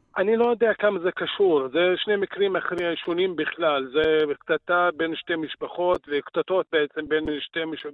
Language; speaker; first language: Hebrew; non-native, local second language; Arabic